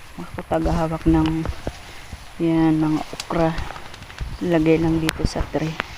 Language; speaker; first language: Filipino; non-native, local second language; Waray